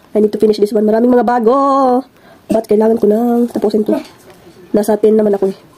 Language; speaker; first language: Filipino; non-native, local second language; Cebuano